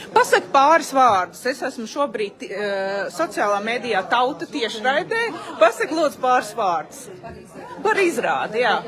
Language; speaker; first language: Latvian; early bilingual, heritage; Latvian